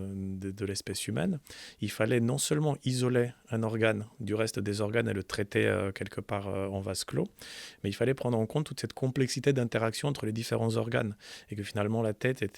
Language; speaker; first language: French; native; French